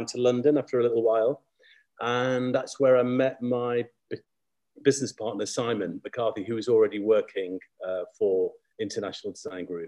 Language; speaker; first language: English; native; English